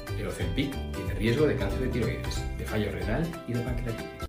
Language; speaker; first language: Spanish; native; Spanish